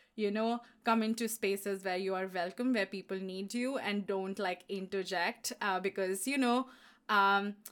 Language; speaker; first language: English; non-native, local second language; Hindi